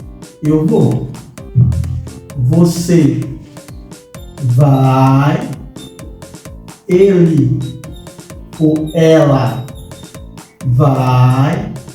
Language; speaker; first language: Portuguese; non-native, learner; Haitian Creole